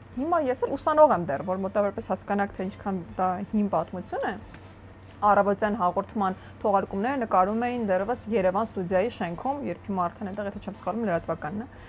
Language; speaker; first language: Armenian; native; Armenian